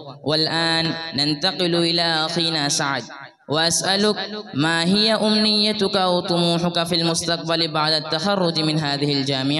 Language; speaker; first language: Arabic; non-native, learner; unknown